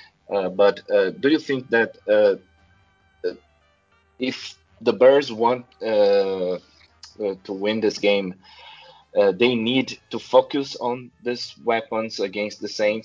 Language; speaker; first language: English; non-native, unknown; Portuguese